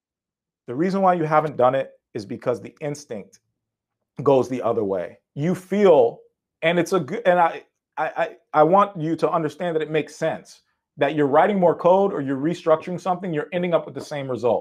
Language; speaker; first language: English; native; English